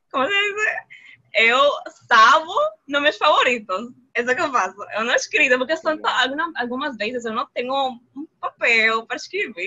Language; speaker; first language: Portuguese; non-native, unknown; Spanish